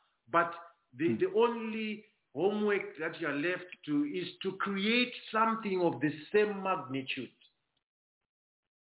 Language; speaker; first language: English; non-native, local second language; Shona